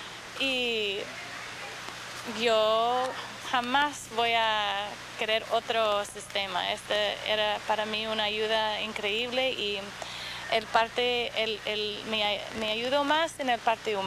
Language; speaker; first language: Spanish; non-native, fluent; English